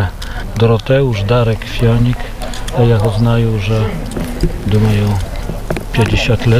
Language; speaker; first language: Polish; non-native, local second language; Belarusian